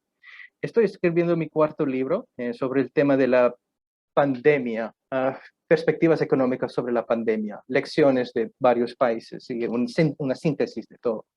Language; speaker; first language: Spanish; non-native, fluent; Punjabi